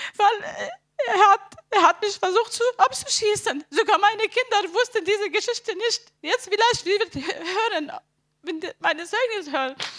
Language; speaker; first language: German; non-native, learner; Arabic